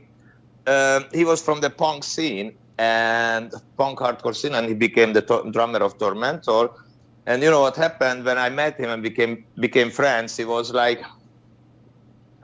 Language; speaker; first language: English; non-native, fluent; Hungarian